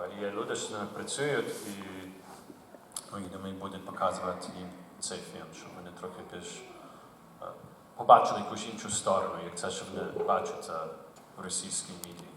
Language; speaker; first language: Ukrainian; early bilingual, heritage; Ukrainian